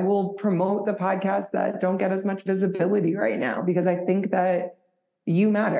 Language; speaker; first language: English; native; English